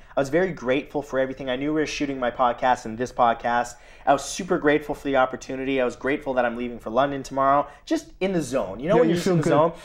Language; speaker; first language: English; native; English